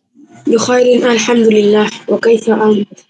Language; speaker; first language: Arabic; non-native, learner; Bangla